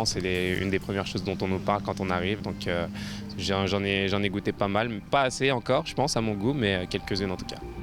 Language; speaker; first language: French; native; French